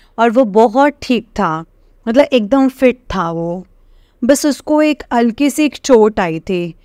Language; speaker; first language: Hindi; native; Hindi